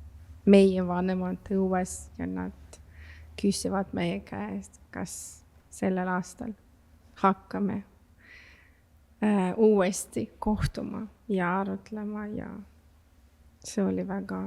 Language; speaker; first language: Estonian; non-native, local second language; Russian